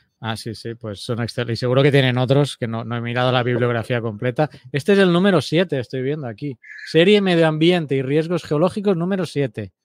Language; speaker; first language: Spanish; native; Spanish